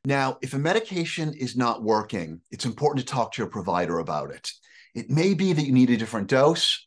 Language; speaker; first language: English; native; English